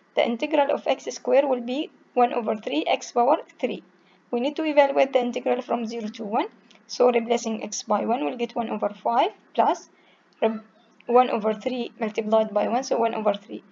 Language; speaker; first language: English; non-native, fluent; Arabic